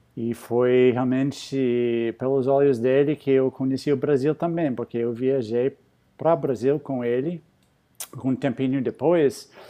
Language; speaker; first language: Portuguese; non-native, fluent; English